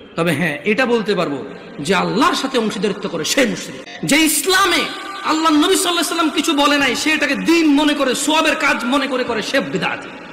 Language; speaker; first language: Bangla; native; Bangla